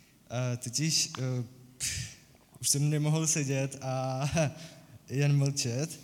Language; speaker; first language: Czech; non-native, fluent; Ukrainian